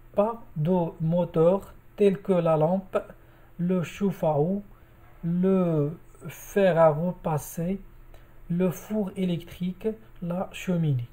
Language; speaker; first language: French; non-native, local second language; Arabic